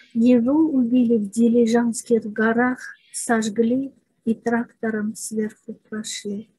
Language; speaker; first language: Russian; non-native, local second language; Azerbaijani